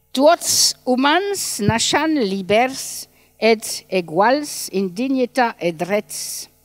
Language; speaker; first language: French; native; French